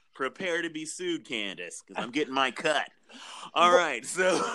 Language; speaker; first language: English; native; English